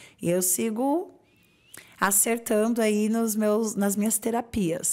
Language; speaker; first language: Portuguese; native; Portuguese